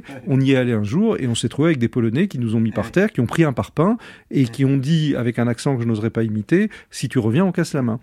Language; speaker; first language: French; native; French